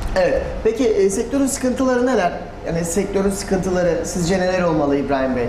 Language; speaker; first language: Turkish; native; Turkish